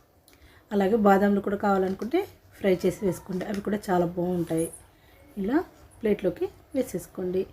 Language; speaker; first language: Telugu; native; Telugu